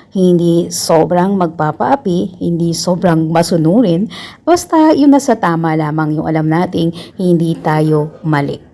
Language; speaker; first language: Filipino; native; Filipino